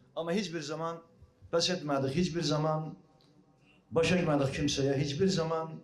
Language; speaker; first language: Turkish; early bilingual, heritage; Arabic